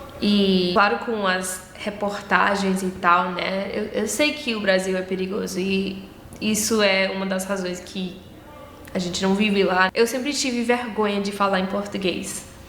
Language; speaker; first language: Portuguese; early bilingual, heritage; English